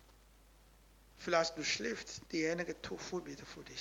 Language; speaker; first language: German; non-native, learner; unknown